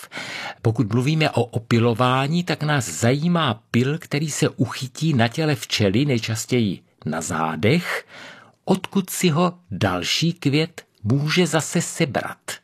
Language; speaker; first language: Czech; native; Czech